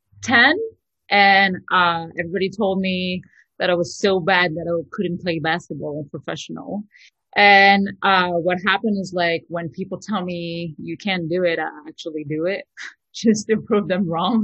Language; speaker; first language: English; non-native, fluent; French